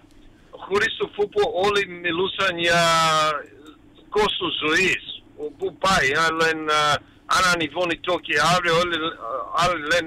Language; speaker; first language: Greek; early bilingual, heritage; Greek